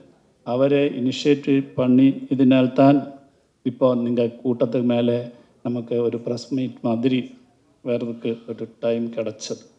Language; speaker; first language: Tamil; non-native, learner; Malayalam